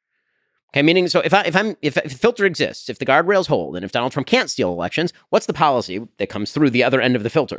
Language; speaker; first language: English; native; English